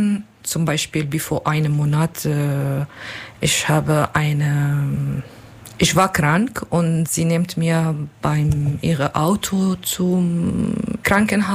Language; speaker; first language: German; non-native, learner; Kurdish